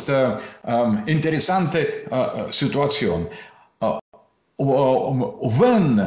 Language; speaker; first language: German; non-native, learner; Russian